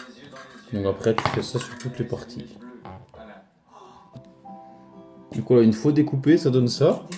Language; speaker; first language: French; native; French